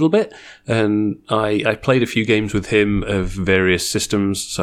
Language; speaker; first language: English; native; English